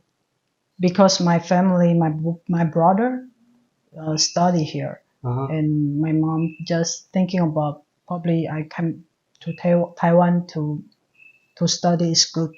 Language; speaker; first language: English; non-native, learner; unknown